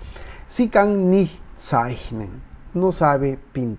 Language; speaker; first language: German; non-native, learner; Spanish